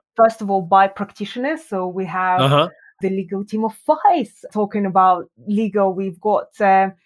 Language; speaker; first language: English; non-native, fluent; Russian